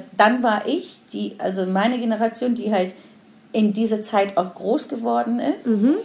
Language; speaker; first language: German; non-native, fluent; Persian